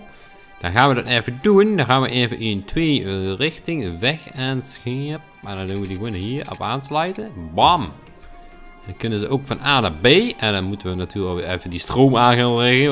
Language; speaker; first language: Dutch; native; Dutch